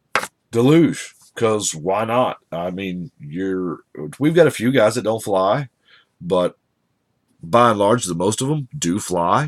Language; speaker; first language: English; native; English